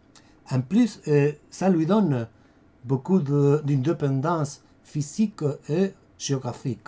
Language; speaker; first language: French; non-native, fluent; Spanish